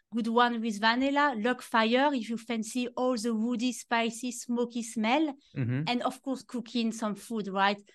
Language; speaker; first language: English; non-native, fluent; French